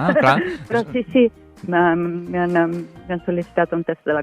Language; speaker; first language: Catalan; non-native, fluent; Italian